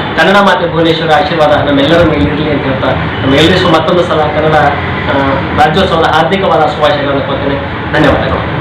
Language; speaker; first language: Kannada; native; Kannada